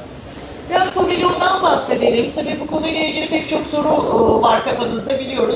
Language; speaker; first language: Turkish; native; Turkish